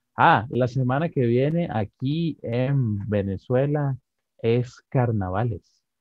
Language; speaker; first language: Spanish; native; Spanish